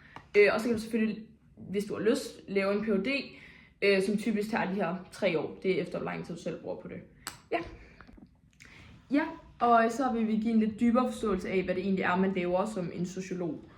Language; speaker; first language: Danish; native; Danish